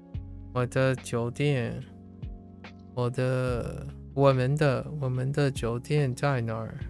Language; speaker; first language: Chinese; non-native, learner; English